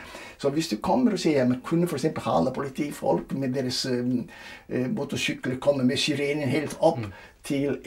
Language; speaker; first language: Norwegian; non-native, fluent; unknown